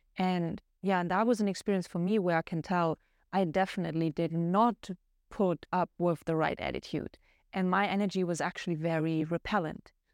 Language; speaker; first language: English; non-native, fluent; German